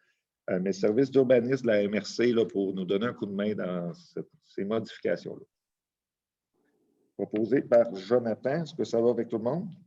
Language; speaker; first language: French; native; French